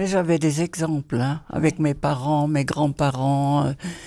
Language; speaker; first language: French; non-native, fluent; Dutch